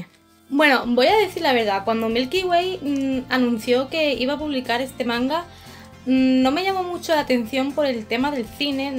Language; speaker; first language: Spanish; native; Spanish